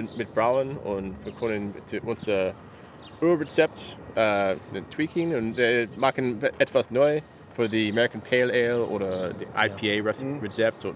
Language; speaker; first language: German; non-native, learner; English